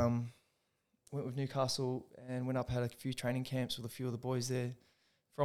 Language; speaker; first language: English; native; English